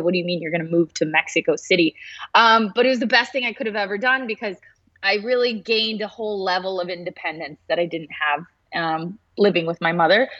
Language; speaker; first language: English; early bilingual, other home language; Spanish